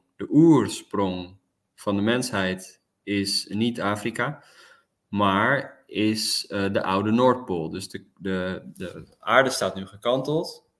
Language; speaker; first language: Dutch; native; Dutch